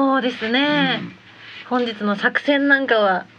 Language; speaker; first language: Japanese; native; Japanese